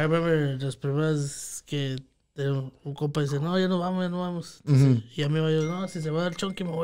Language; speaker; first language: Spanish; native; Spanish